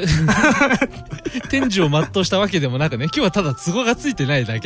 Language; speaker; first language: Japanese; native; Japanese